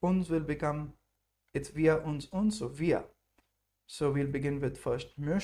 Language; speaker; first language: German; non-native, fluent; English